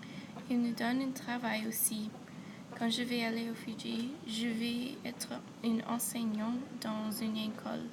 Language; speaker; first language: French; non-native, local second language; English